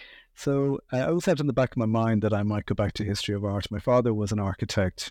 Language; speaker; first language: English; native; English